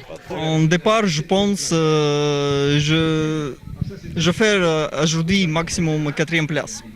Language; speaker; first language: French; non-native, learner; Russian